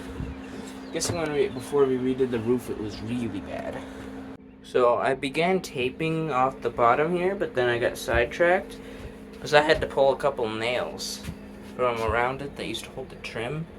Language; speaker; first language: English; native; English